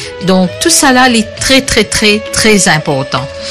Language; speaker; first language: French; non-native, local second language; Morisyen